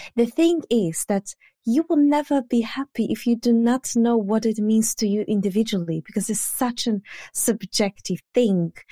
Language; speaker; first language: English; non-native, fluent; Polish